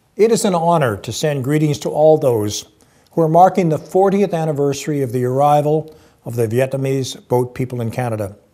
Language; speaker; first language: English; native; English